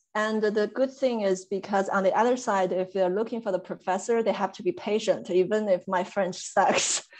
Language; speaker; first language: English; non-native, fluent; Chinese